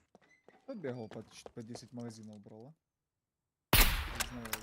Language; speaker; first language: Russian; native; Russian